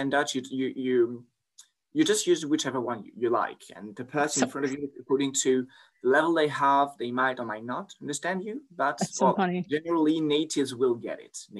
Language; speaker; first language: English; non-native, fluent; French